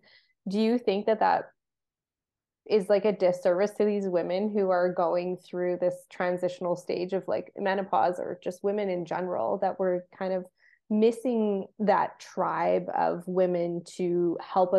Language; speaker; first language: English; native; English